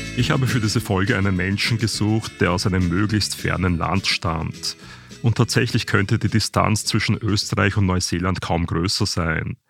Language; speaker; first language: German; native; German